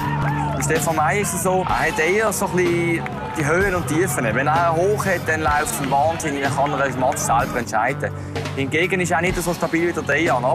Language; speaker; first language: German; native; German